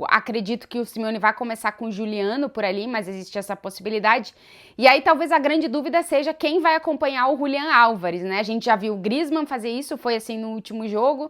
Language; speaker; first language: Portuguese; native; Portuguese